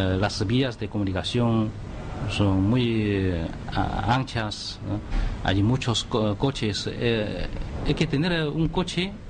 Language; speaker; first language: Spanish; non-native, fluent; Chinese